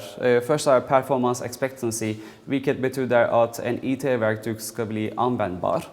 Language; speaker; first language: Swedish; non-native, fluent; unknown